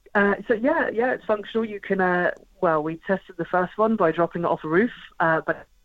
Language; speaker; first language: English; native; English